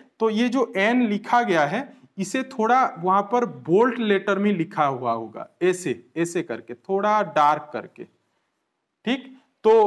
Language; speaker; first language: Hindi; non-native, local second language; Bangla